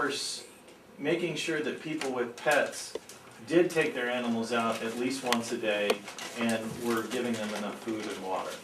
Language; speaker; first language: English; native; English